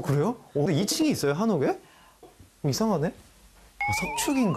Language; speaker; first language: Korean; native; Korean